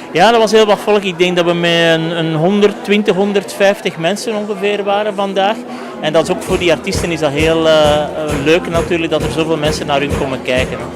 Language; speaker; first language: Dutch; native; Dutch